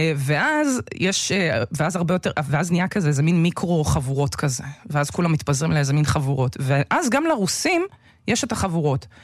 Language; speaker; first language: Hebrew; early bilingual, other home language; Russian